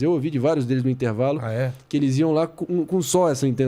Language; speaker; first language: Portuguese; native; Portuguese